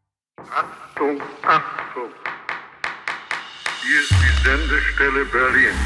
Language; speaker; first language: German; native; German